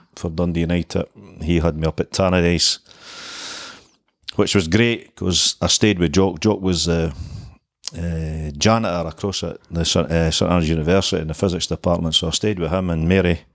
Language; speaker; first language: English; native; English